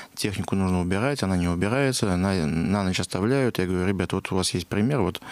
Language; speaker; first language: Russian; native; Russian